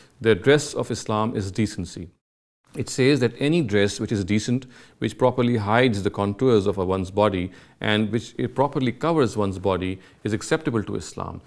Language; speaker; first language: English; non-native, local second language; Urdu